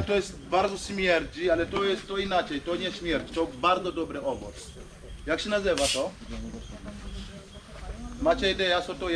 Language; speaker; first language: Polish; non-native, learner; Swahili